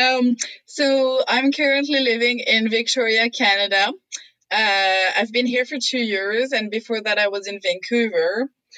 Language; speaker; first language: English; non-native, fluent; French